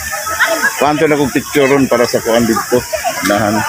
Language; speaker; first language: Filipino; non-native, local second language; Cebuano